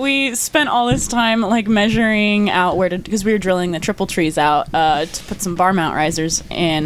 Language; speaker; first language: English; native; English